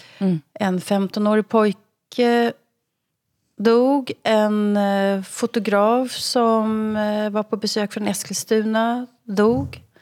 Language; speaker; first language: Swedish; native; Swedish